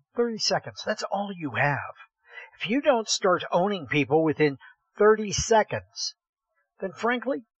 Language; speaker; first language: English; native; English